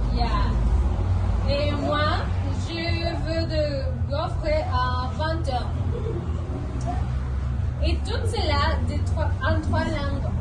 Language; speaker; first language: French; non-native, learner; Spanish